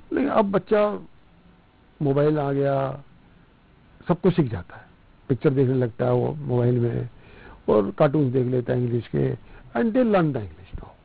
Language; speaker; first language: Hindi; non-native, local second language; Punjabi